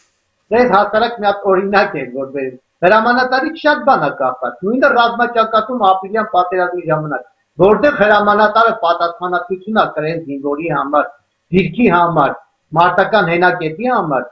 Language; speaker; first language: Armenian; native; Armenian